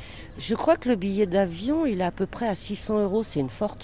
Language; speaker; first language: French; native; French